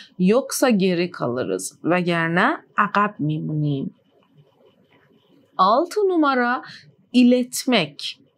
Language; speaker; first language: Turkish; non-native, fluent; Persian